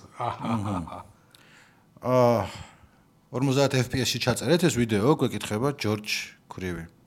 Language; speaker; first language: Georgian; native; Georgian